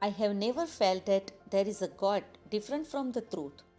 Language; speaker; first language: English; non-native, local second language; Gujarati